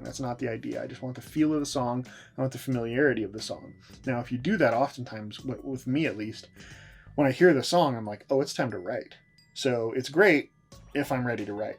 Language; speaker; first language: English; native; English